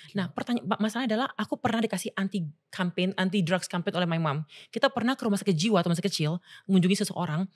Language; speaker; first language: Indonesian; native; Indonesian